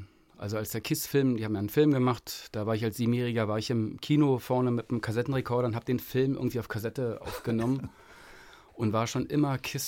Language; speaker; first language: German; native; German